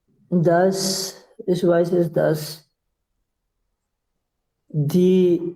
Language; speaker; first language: German; non-native, learner; Urdu